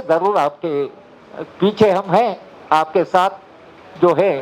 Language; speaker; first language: Hindi; non-native, local second language; Telugu